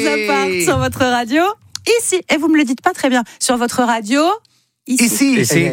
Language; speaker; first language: French; native; French